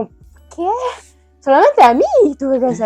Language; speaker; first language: Spanish; non-native, fluent; Ukrainian